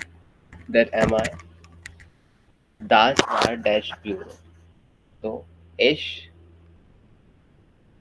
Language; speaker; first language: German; non-native, fluent; Hindi